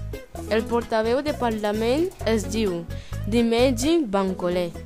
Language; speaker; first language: Catalan; non-native, learner; Bini